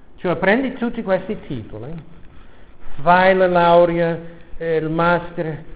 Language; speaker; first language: Italian; non-native, fluent; English